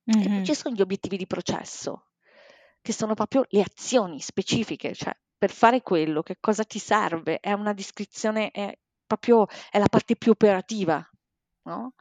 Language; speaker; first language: Italian; native; Italian